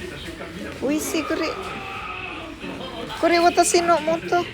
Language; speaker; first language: Japanese; non-native, learner; Filipino